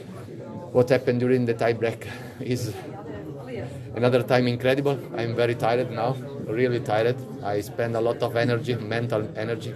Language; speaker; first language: English; non-native, fluent; Italian